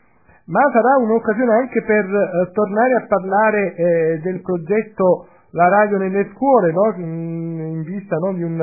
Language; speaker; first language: Italian; native; Italian